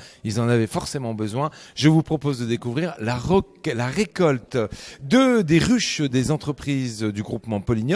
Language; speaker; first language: French; native; French